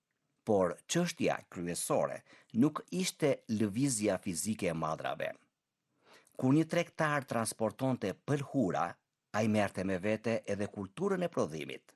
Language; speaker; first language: Albanian; native; Albanian